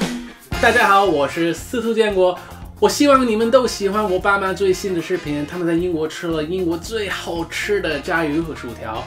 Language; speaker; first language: Chinese; non-native, fluent; English